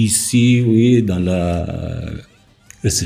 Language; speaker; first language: French; non-native, learner; Persian